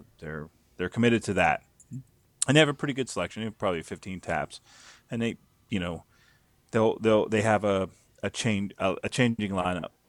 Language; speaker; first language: English; native; English